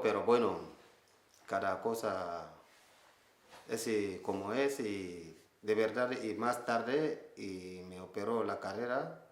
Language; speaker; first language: Spanish; non-native, learner; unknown